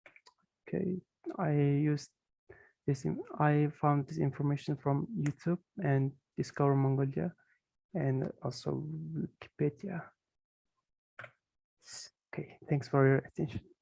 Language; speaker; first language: English; non-native, fluent; Mongolian